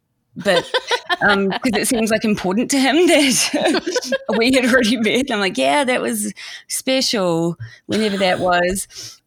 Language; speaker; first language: English; native; English